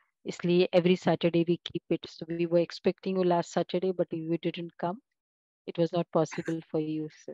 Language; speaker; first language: English; non-native, local second language; Hindi